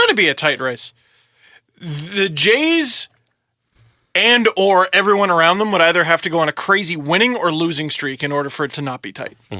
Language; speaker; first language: English; native; English